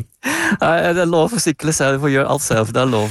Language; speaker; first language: Norwegian; non-native, fluent; Dutch